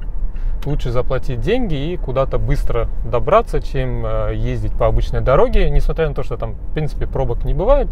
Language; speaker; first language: Russian; native; Russian